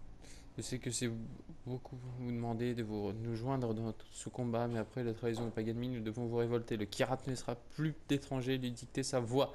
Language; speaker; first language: French; native; French